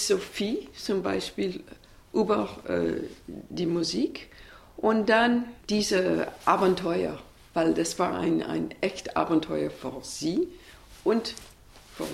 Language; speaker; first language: German; non-native, learner; English